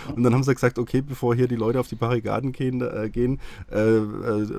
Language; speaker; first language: German; native; German